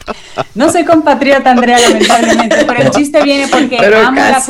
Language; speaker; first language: Spanish; native; Spanish